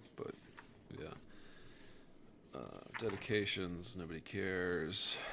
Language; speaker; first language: English; native; English